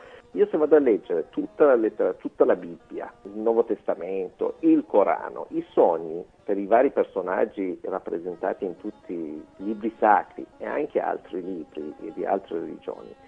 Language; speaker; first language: Italian; non-native, fluent; Persian